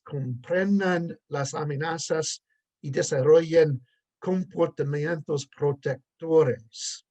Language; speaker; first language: Spanish; non-native, fluent; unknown